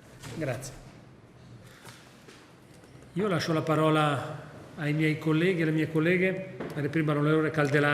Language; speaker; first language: Italian; native; Italian